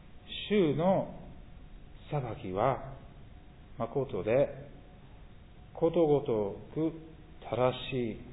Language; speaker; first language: Japanese; non-native, fluent; English